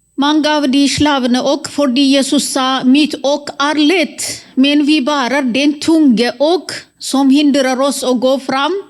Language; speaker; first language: Norwegian; non-native, fluent; Amharic